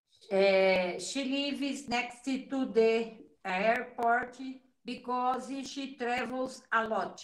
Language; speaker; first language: English; non-native, learner; Portuguese